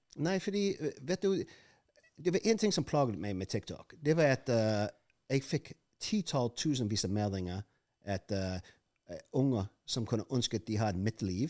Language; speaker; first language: Norwegian; non-native, fluent; English